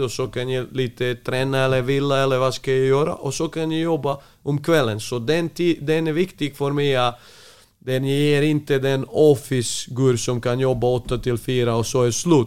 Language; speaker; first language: Swedish; non-native, fluent; Serbian